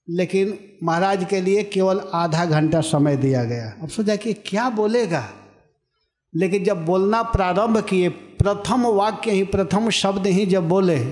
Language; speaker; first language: Hindi; native; Hindi